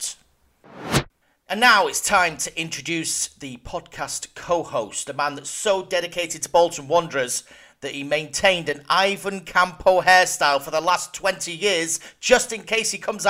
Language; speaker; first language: English; native; English